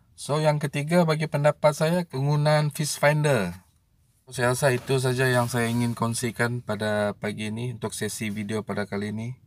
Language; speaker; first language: Malay; native; Malay